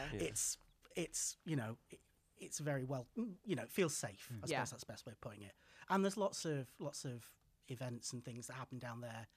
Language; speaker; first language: English; native; English